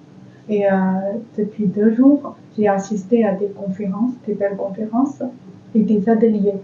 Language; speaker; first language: French; non-native, fluent; Chinese